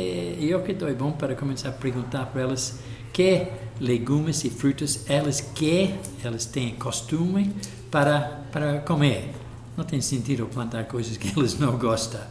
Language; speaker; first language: Portuguese; non-native, local second language; English